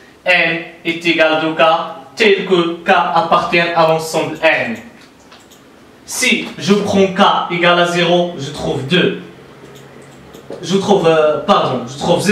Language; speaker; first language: French; non-native, local second language; Arabic